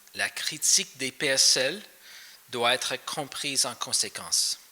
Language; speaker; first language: French; non-native, fluent; English